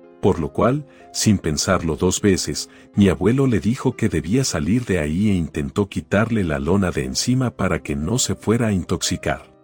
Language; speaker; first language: Spanish; native; Spanish